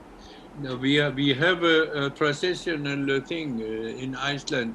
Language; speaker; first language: English; non-native, learner; Icelandic